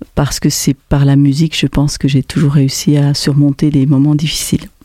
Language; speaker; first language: French; native; French